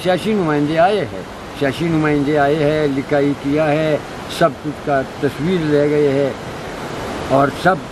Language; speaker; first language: Hindi; non-native, local second language; Pashto